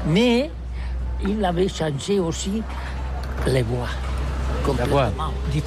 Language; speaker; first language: French; non-native, learner; Catalan